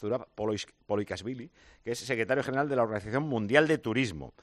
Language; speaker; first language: Spanish; native; Spanish